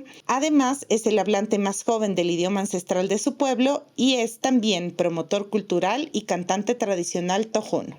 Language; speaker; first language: Spanish; native; Spanish